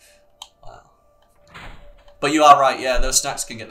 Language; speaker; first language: English; native; English